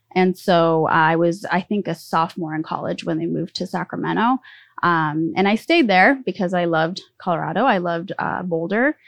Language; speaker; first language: English; early bilingual, other home language; Spanish